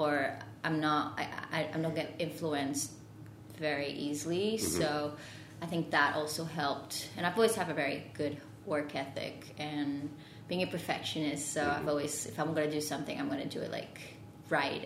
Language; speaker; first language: English; non-native, fluent; Portuguese